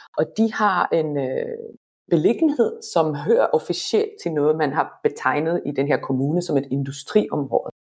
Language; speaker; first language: Danish; non-native, fluent; Finnish